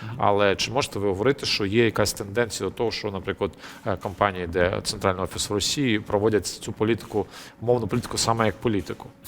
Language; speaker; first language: Ukrainian; native; Ukrainian